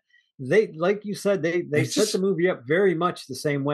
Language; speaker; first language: English; native; English